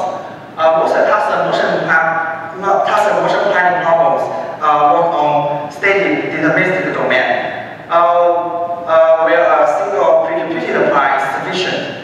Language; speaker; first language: English; non-native, fluent; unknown